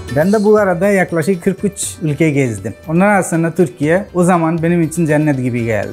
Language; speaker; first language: Turkish; non-native, fluent; Bangla